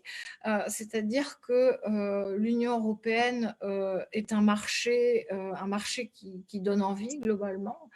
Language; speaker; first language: French; native; French